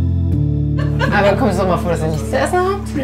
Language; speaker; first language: German; native; German